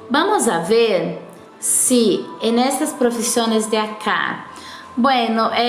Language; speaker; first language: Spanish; non-native, fluent; Portuguese